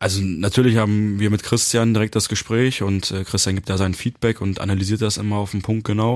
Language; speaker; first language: German; early bilingual, other home language; Turkish